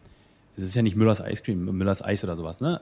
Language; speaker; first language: German; native; German